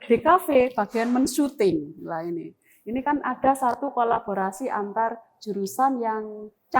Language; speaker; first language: Indonesian; native; Indonesian